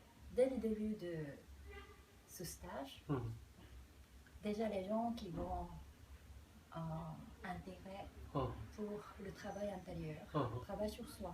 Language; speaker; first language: French; non-native, fluent; Japanese